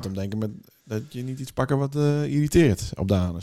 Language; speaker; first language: Dutch; native; Dutch